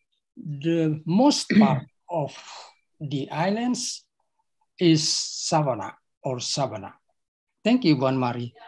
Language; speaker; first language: English; non-native, fluent; Indonesian